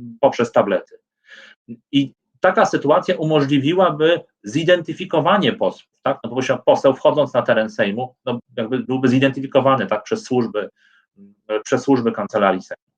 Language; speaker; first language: Polish; native; Polish